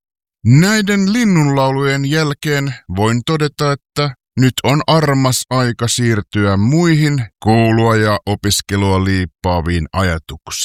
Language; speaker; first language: Finnish; native; Finnish